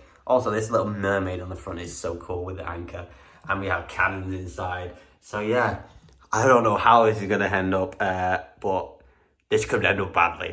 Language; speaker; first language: English; native; English